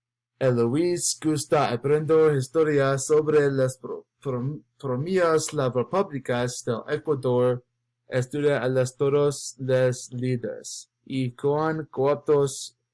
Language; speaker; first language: Spanish; non-native, learner; English